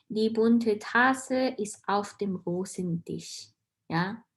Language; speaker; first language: German; non-native, fluent; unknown